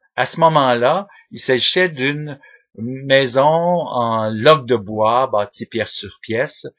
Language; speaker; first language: French; native; French